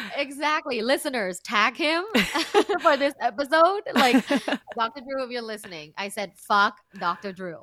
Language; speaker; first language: English; non-native, fluent; Thai